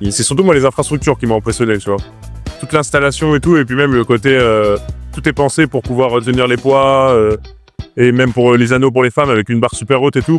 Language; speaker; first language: French; native; French